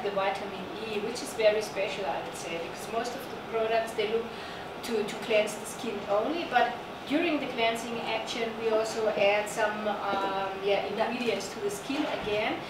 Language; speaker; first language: English; non-native, fluent; German